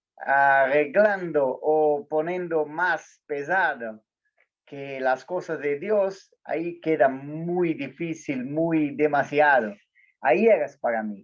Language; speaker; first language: Spanish; non-native, learner; Portuguese